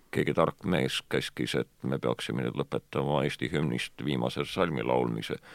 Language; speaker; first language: Estonian; native; Estonian